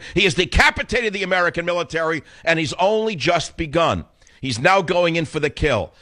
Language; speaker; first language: English; native; English